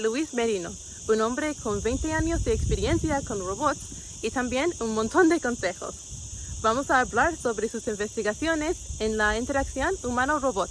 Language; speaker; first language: Spanish; non-native, learner; English